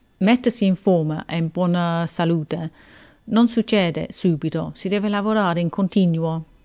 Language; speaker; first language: Italian; non-native, fluent; English